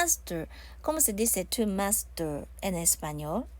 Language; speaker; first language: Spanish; non-native, learner; Japanese